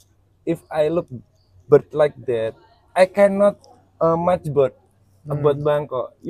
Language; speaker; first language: English; non-native, learner; Javanese